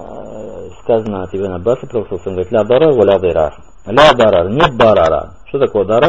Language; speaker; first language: Russian; native; Russian